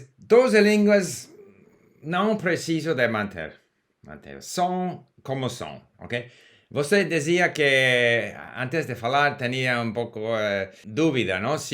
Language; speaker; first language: Portuguese; non-native, learner; English